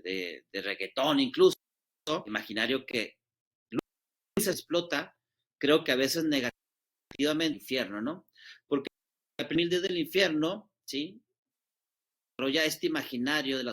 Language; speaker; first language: Spanish; native; Spanish